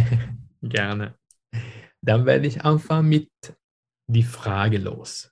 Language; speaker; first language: German; non-native, fluent; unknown